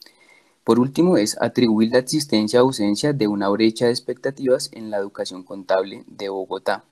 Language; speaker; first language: Spanish; native; Spanish